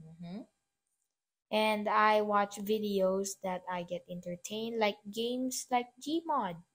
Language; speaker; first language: English; non-native, local second language; Filipino